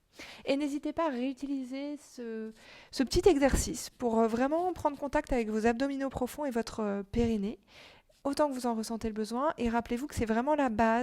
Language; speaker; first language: French; native; French